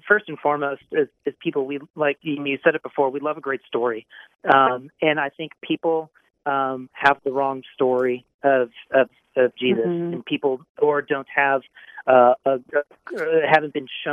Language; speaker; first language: English; native; English